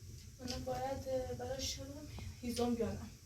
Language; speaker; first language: Persian; native; Persian